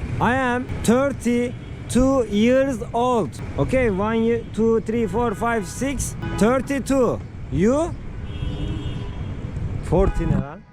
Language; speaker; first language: English; non-native, learner; Turkish